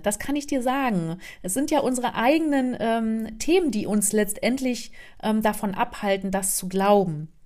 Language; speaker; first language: German; native; German